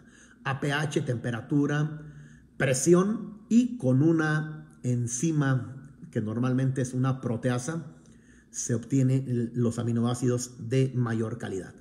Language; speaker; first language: Spanish; native; Spanish